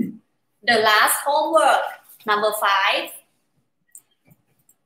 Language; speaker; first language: English; non-native, learner; Thai